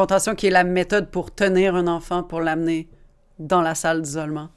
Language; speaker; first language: French; native; French